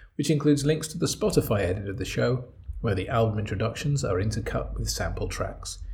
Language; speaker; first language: English; native; English